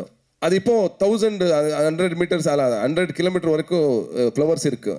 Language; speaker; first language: Tamil; non-native, local second language; Kannada